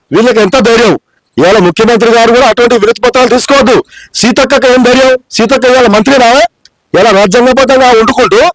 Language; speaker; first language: Telugu; non-native, local second language; Lambadi